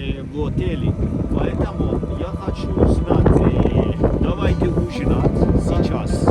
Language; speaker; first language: Russian; non-native, learner; Persian